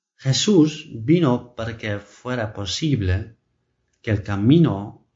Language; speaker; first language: Spanish; non-native, learner; Dutch